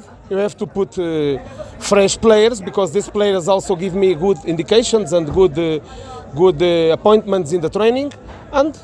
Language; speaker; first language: English; non-native, learner; Portuguese